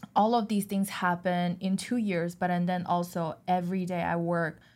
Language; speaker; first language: English; non-native, fluent; Chinese